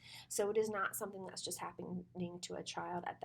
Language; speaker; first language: English; native; English